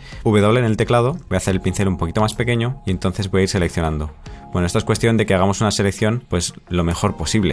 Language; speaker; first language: Spanish; native; Spanish